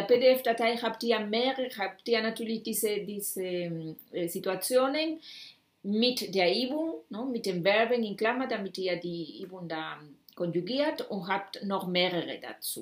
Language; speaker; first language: German; non-native, fluent; Spanish